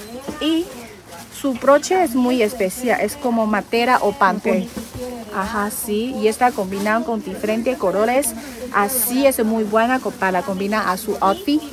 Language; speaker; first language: Spanish; non-native, learner; Chinese